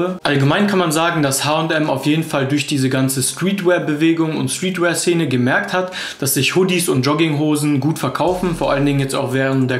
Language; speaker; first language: German; native; German